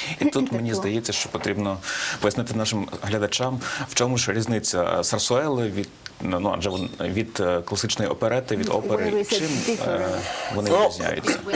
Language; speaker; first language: Ukrainian; native; Ukrainian